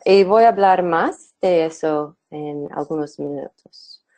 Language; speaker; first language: Spanish; non-native, fluent; English